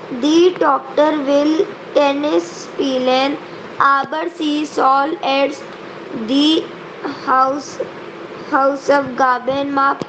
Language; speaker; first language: German; non-native, learner; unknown